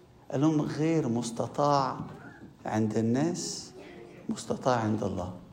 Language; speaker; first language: Arabic; early bilingual, heritage; Arabic